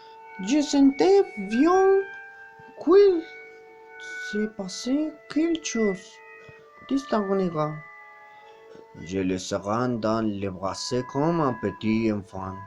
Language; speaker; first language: French; non-native, learner; Spanish